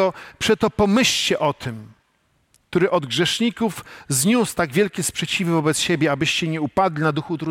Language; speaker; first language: Polish; native; Polish